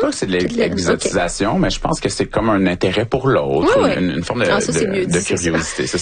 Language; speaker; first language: French; native; French